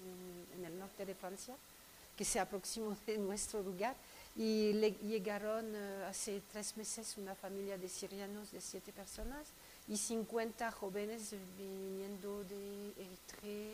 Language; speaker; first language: Spanish; non-native, fluent; French